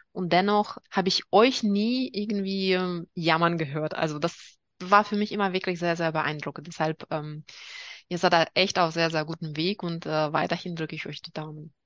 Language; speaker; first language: German; non-native, fluent; Russian